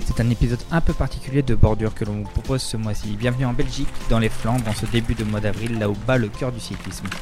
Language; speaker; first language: French; native; French